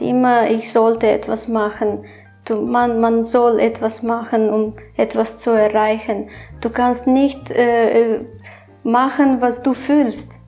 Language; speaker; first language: German; non-native, fluent; Romanian